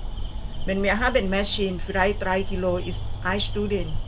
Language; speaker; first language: German; non-native, learner; Thai